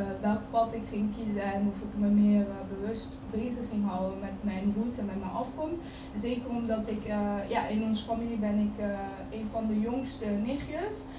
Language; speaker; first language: Dutch; early bilingual, other home language; Kinyarwanda